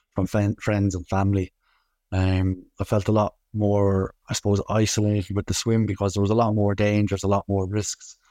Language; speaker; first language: English; native; English